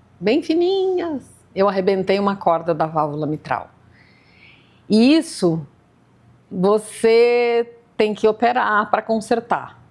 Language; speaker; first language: Portuguese; native; Portuguese